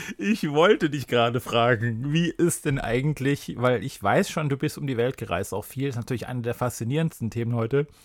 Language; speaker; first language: German; native; German